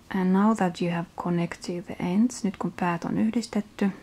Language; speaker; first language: English; non-native, fluent; Finnish